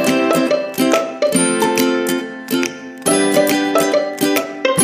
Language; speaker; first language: English; native; English